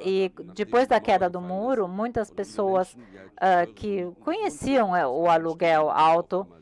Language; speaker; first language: Portuguese; non-native, learner; German